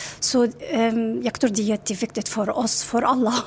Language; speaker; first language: Swedish; non-native, learner; Arabic